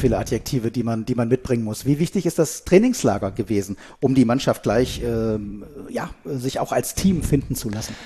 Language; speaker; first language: German; native; German